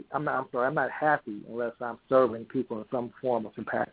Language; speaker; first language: English; native; English